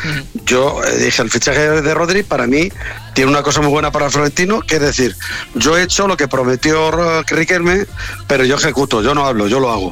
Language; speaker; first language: Spanish; native; Spanish